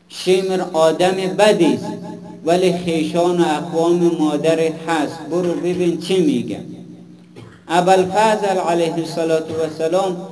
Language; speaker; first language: Persian; native; Persian